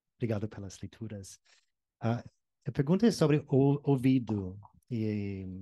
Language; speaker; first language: Portuguese; non-native, fluent; English